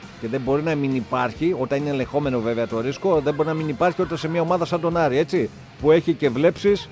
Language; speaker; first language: Greek; native; Greek